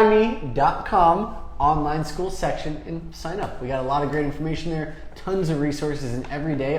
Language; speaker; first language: English; native; English